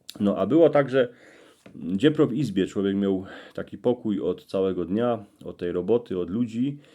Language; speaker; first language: Polish; native; Polish